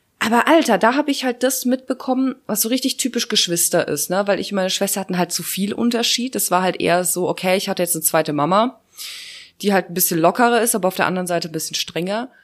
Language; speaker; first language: German; early bilingual, other home language; Russian